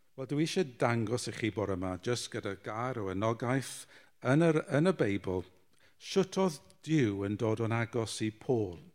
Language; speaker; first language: Welsh; non-native, local second language; English